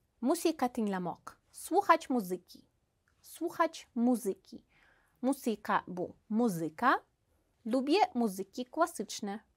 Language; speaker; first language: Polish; non-native, fluent; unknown